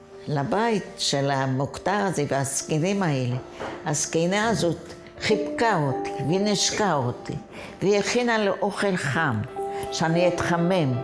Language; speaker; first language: Hebrew; non-native, fluent; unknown